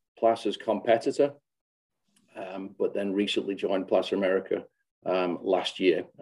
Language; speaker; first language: English; native; English